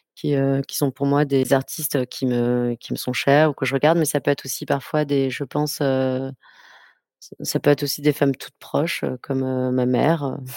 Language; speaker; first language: French; native; French